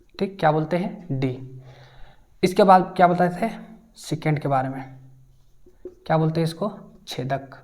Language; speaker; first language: Hindi; native; Hindi